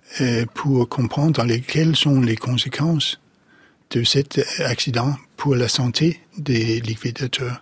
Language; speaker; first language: French; non-native, fluent; Danish